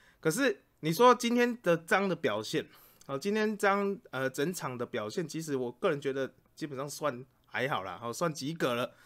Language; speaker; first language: Chinese; native; Chinese